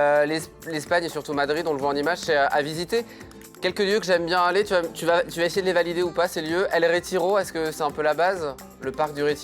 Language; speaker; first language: French; native; French